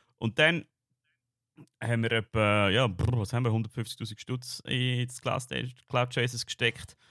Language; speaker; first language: German; native; German